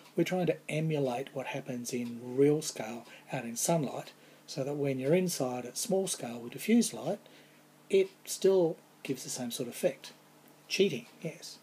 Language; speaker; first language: English; native; English